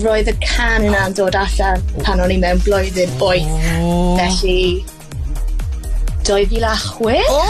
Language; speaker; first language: Welsh; non-native, local second language; English